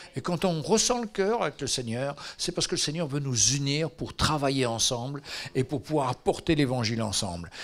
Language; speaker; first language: French; native; French